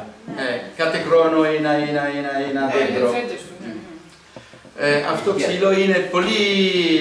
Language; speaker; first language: Greek; non-native, learner; Italian